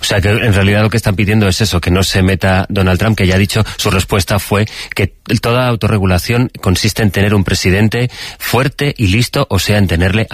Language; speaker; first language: Spanish; native; Spanish